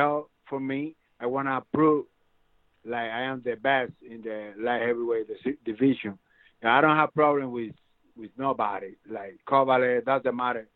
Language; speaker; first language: English; non-native, learner; Spanish